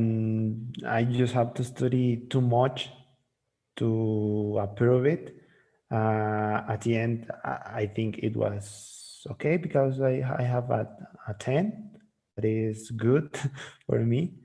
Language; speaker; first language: English; non-native, learner; Spanish